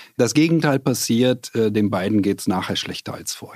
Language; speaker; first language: German; native; German